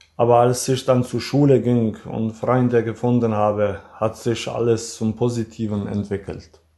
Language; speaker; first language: German; early bilingual, other home language; Albanian